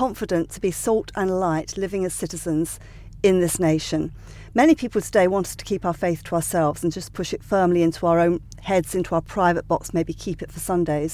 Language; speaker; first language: English; native; English